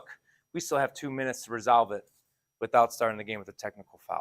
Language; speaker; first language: English; native; English